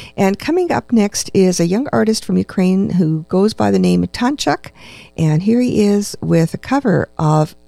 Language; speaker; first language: English; native; English